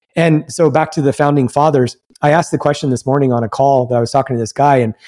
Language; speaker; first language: English; early bilingual, other home language; Spanish